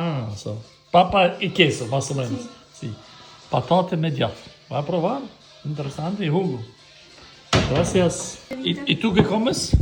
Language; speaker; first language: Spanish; non-native, learner; Albanian